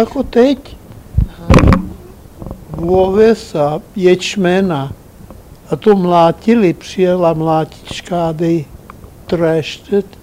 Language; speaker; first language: Czech; early bilingual, heritage; Czech